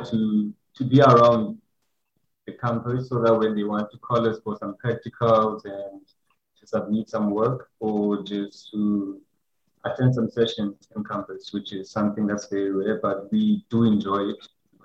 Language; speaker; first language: English; non-native, local second language; Xhosa